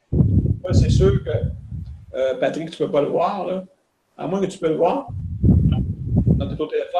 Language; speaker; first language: French; native; French